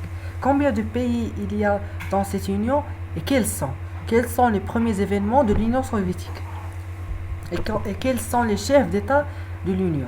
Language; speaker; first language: French; non-native, learner; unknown